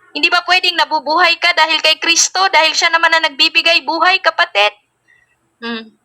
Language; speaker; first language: Filipino; native; Filipino